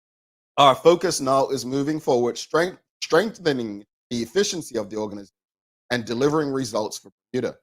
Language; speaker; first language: English; native; English